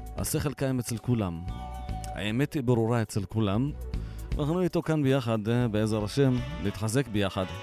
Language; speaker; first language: Hebrew; native; Hebrew